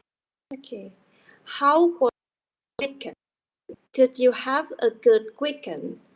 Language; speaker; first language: English; non-native, learner; Vietnamese